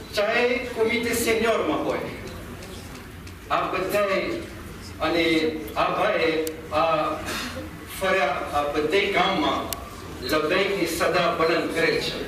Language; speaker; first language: Gujarati; early bilingual, heritage; Gujarati